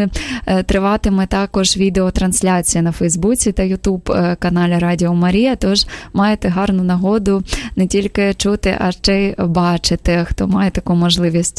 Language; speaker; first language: Ukrainian; native; Ukrainian